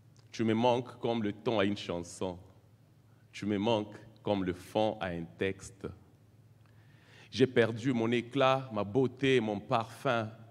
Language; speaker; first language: French; non-native, local second language; Swahili